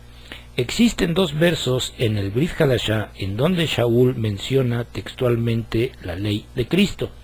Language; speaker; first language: Spanish; native; Spanish